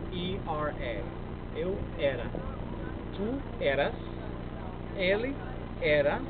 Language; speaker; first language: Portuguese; non-native, learner; English